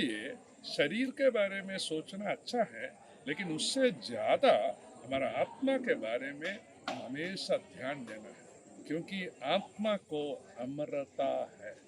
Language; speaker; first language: Hindi; non-native, local second language; Malayalam